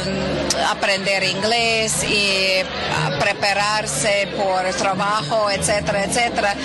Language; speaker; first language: Spanish; non-native, learner; English